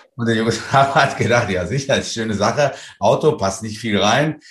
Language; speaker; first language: German; native; German